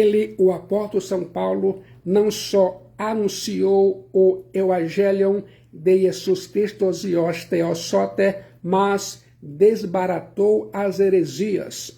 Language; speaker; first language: Portuguese; native; Portuguese